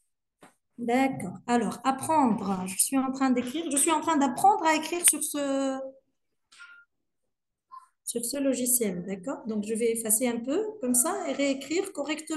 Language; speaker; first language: French; non-native, local second language; Arabic